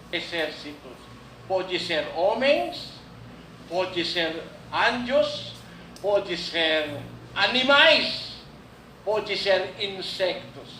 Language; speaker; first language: Portuguese; non-native, learner; Filipino